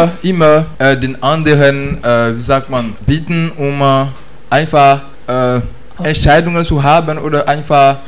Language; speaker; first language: German; non-native, learner; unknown